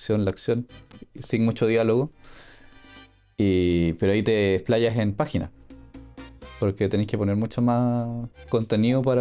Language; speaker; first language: Spanish; native; Spanish